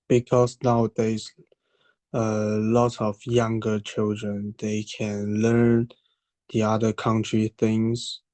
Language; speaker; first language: English; non-native, learner; Chinese